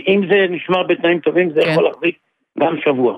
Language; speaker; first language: Hebrew; native; Hebrew